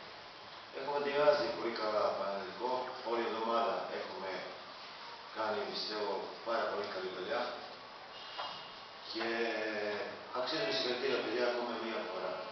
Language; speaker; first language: Greek; non-native, fluent; Serbian